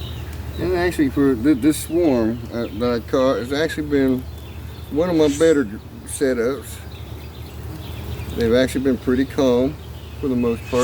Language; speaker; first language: English; native; English